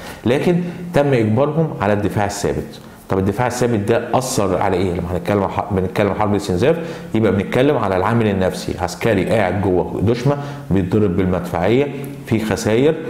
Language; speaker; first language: Arabic; native; Arabic